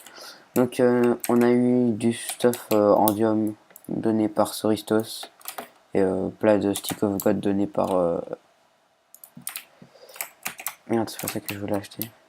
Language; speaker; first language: French; native; French